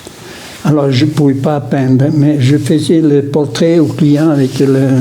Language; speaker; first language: French; non-native, local second language; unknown